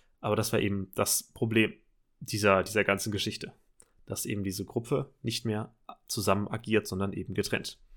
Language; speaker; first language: German; native; German